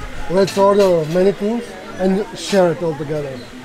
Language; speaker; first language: English; non-native, fluent; Serbian